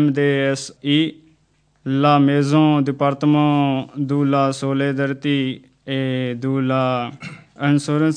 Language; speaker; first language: French; non-native, learner; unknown